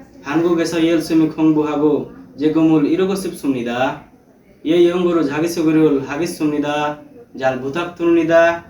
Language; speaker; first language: Korean; non-native, learner; Bangla